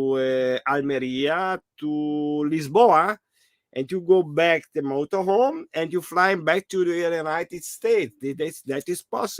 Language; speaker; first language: English; non-native, learner; German